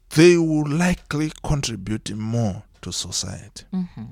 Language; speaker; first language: English; non-native, local second language; Shona